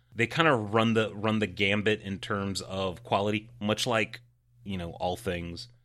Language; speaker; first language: English; native; English